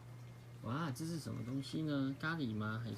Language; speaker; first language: Chinese; native; Chinese